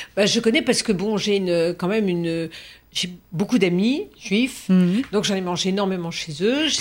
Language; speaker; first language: French; native; French